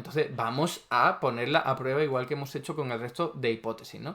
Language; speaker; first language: Spanish; native; Spanish